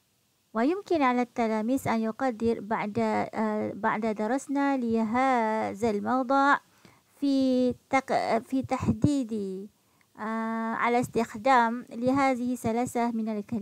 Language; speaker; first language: Arabic; non-native, fluent; Malay